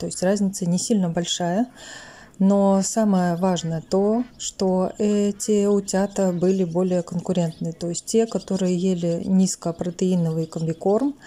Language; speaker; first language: Russian; native; Russian